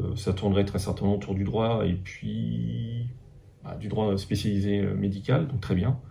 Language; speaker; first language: French; native; French